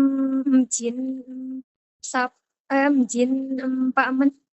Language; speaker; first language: Cantonese; non-native, learner; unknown